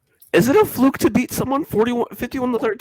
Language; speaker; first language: English; native; English